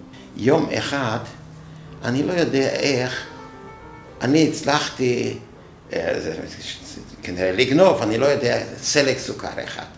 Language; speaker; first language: Hebrew; non-native, fluent; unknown